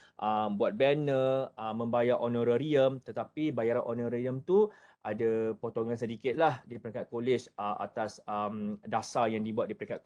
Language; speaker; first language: Malay; native; Malay